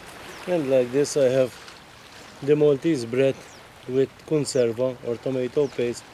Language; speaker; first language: English; non-native, local second language; Maltese